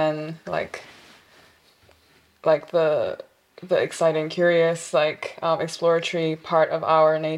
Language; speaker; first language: English; non-native, local second language; Korean